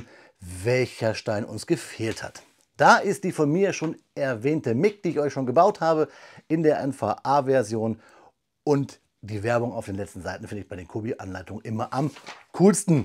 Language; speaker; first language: German; native; German